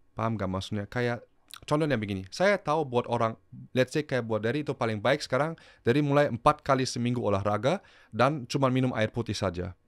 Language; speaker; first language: Indonesian; early bilingual, heritage; German